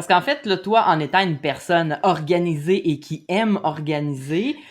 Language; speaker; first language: French; native; French